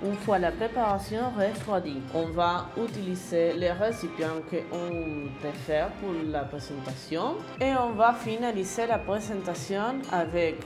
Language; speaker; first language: French; non-native, learner; Spanish